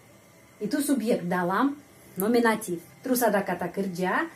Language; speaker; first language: Indonesian; non-native, fluent; Russian